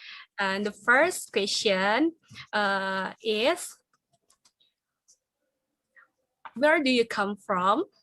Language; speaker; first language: English; non-native, learner; Indonesian